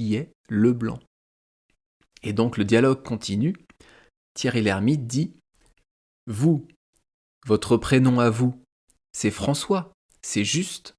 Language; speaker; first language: French; native; French